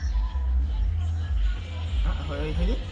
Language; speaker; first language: Vietnamese; non-native, learner; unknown